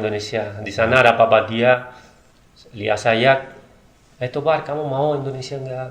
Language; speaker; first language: Indonesian; non-native, learner; Spanish